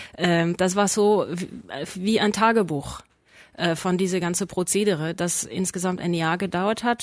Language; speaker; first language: German; non-native, fluent; French